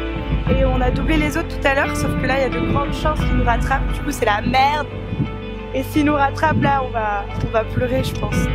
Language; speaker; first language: French; native; French